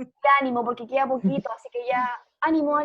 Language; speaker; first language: Spanish; native; Spanish